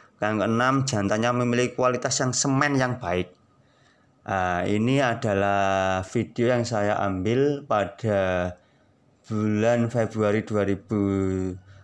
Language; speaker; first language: Indonesian; native; Indonesian